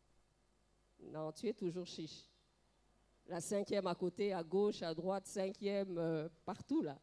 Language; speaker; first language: French; non-native, local second language; Lingala